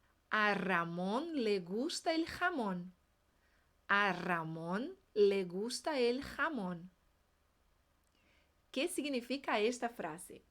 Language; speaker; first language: Spanish; non-native, fluent; Portuguese